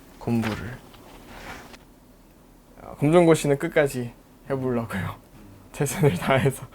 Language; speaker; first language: Korean; early bilingual, other home language; Nepali